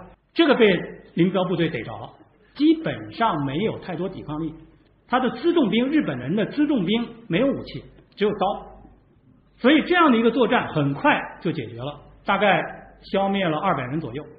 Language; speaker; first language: Chinese; native; Chinese